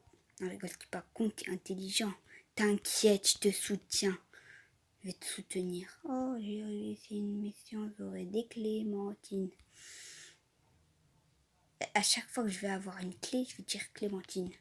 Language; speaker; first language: French; native; French